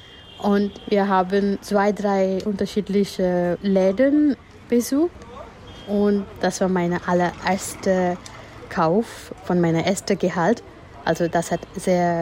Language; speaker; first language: German; non-native, fluent; Gujarati